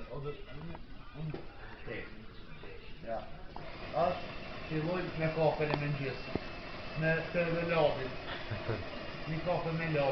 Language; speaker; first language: German; non-native, learner; Albanian